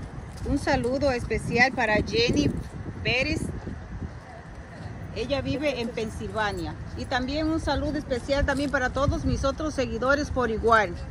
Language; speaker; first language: Spanish; native; Spanish